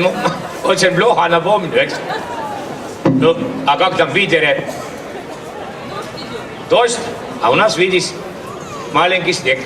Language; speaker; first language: Russian; non-native, fluent; Estonian